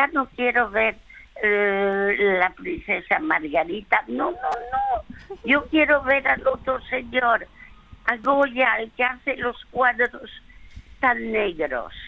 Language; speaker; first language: Spanish; early bilingual, other home language; French